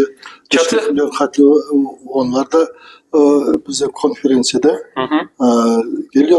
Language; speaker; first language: Turkish; non-native, learner; Kazakh